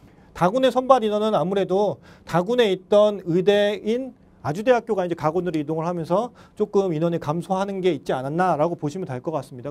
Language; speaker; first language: Korean; native; Korean